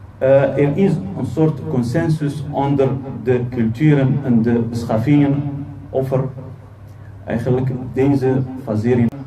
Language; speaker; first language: Dutch; non-native, fluent; Arabic